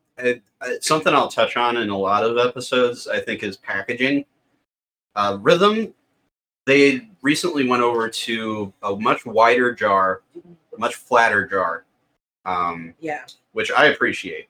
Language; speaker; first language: English; native; English